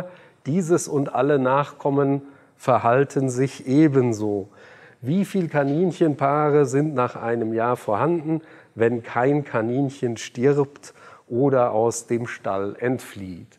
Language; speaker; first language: German; native; German